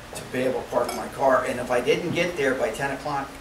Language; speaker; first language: English; native; English